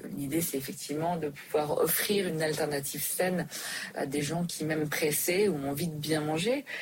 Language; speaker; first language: French; native; French